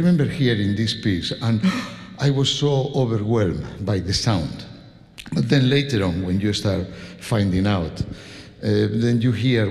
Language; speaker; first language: English; non-native, fluent; Spanish